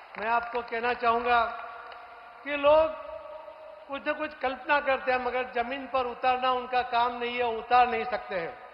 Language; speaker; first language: Hindi; non-native, local second language; Marathi